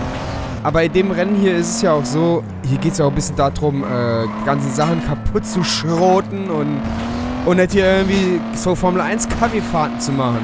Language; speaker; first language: German; native; German